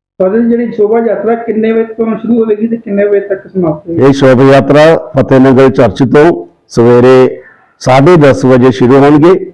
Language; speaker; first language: Punjabi; non-native, local second language; Malayalam